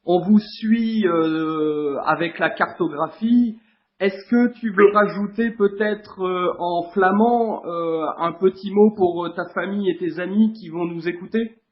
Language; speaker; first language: French; native; French